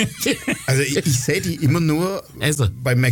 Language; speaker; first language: German; native; German